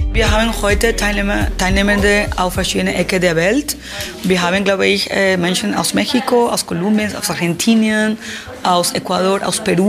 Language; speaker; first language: German; non-native, fluent; Spanish